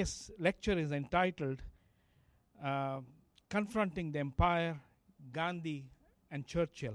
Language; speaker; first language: English; non-native, local second language; Kannada